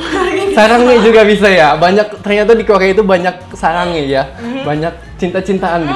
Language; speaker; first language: Indonesian; native; Indonesian